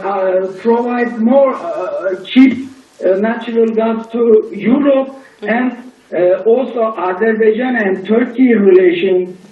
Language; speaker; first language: English; non-native, learner; Turkish